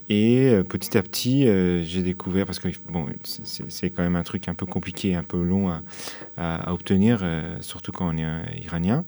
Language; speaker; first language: French; non-native, fluent; Persian